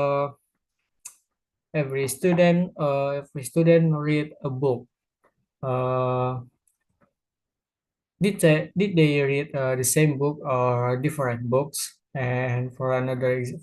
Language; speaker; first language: English; non-native, learner; Indonesian